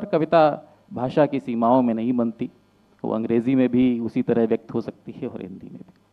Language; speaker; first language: Hindi; native; Hindi